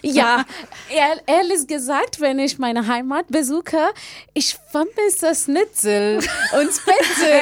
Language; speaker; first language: German; non-native, fluent; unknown